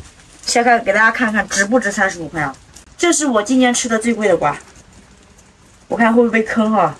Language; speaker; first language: Chinese; native; Chinese